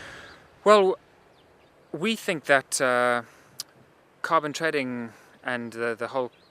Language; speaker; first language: English; native; English